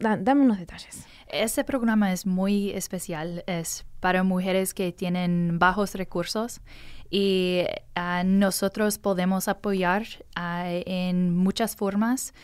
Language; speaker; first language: Spanish; non-native, learner; English